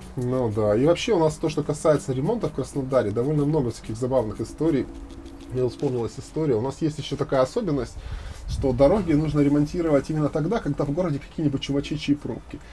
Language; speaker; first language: Russian; native; Russian